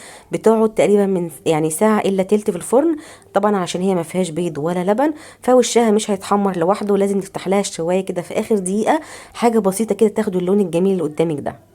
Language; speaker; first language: Arabic; native; Arabic